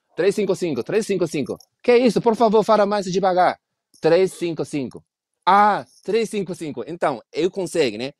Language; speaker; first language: Portuguese; non-native, learner; Japanese